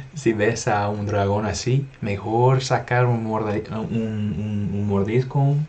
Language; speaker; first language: Spanish; non-native, fluent; English